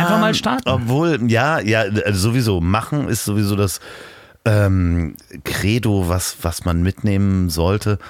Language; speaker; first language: German; native; German